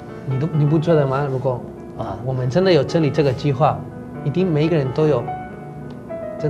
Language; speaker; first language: Chinese; non-native, fluent; Spanish